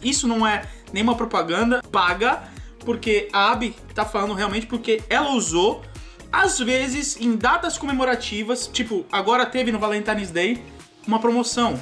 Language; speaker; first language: Portuguese; native; Portuguese